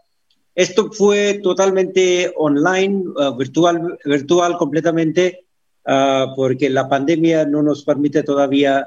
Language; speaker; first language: Spanish; non-native, fluent; Hindi